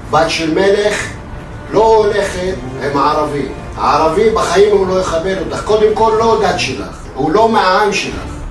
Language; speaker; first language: Hebrew; non-native, fluent; Arabic